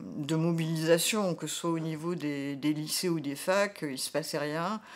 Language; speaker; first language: French; native; French